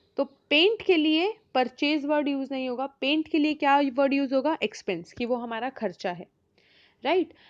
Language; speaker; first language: Hindi; native; Hindi